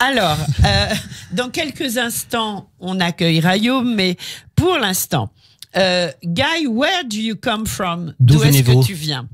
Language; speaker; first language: French; native; French